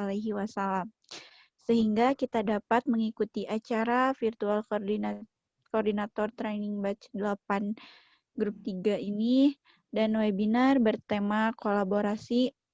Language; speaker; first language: Indonesian; native; Indonesian